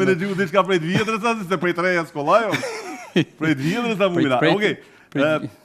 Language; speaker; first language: Albanian; native; Albanian